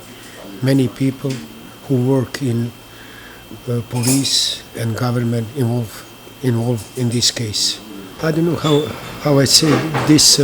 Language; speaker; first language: English; non-native, learner; Bosnian